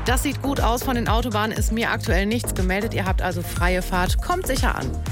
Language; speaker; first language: German; native; German